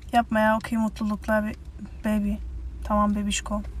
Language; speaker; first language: Turkish; early bilingual, heritage; Turkish